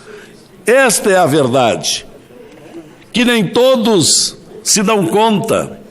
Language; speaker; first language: Portuguese; native; Portuguese